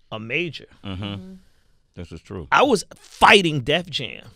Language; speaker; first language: English; native; English